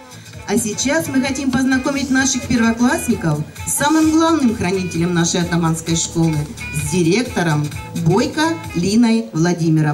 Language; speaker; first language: Russian; native; Russian